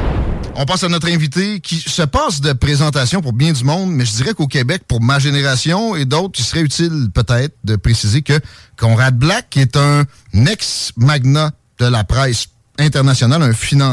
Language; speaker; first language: French; native; French